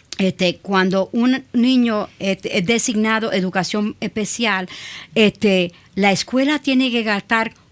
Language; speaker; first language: Spanish; early bilingual, other home language; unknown